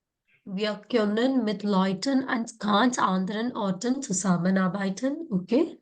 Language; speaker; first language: German; non-native, fluent; Malayalam